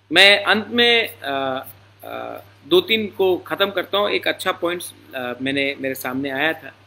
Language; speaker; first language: Hindi; non-native, local second language; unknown